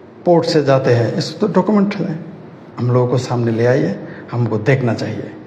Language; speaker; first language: Hindi; non-native, fluent; Bangla